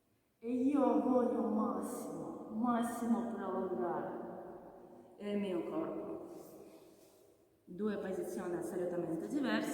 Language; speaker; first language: Italian; non-native, learner; Russian